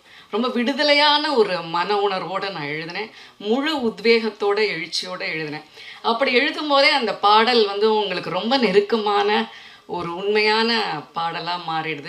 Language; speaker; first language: Tamil; native; Tamil